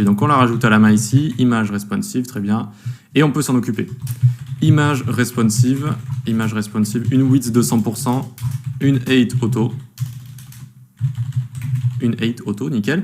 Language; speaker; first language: French; native; French